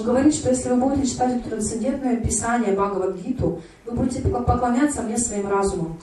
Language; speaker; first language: Russian; native; Russian